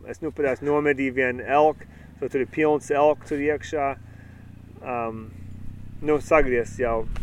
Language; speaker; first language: Latvian; early bilingual, heritage; Latvian